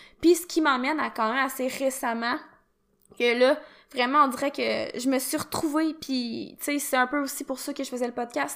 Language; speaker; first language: French; native; French